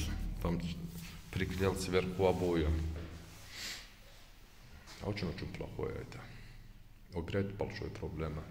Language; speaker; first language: Russian; non-native, learner; Turkish